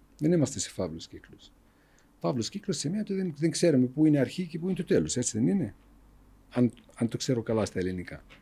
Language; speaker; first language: Greek; non-native, fluent; Arabic